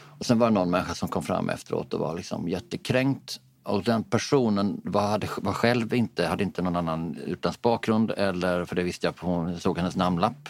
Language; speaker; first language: Swedish; native; Swedish